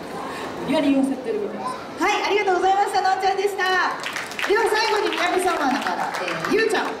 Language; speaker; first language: Japanese; native; Japanese